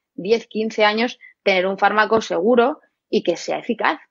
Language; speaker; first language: Spanish; native; Spanish